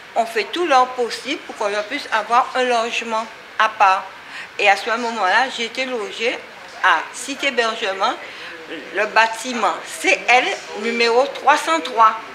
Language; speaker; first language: French; native; French